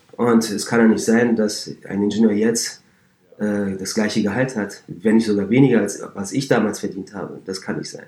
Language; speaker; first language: German; early bilingual, other home language; Turkish